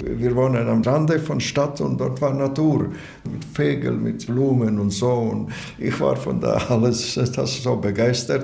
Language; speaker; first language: German; non-native, learner; Latvian